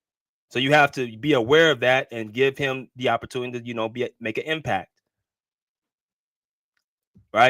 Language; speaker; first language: English; native; English